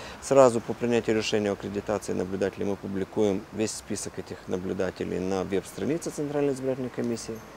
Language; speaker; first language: Russian; non-native, local second language; Romanian